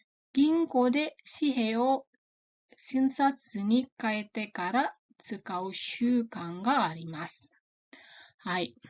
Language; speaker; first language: Japanese; non-native, fluent; Indonesian